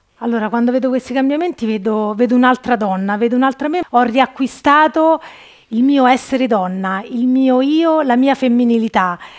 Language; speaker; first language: Italian; native; Italian